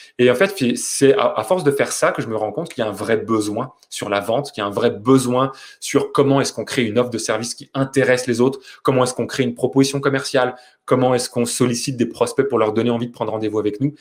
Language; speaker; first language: French; native; French